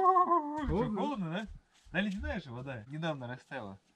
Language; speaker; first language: Russian; native; Russian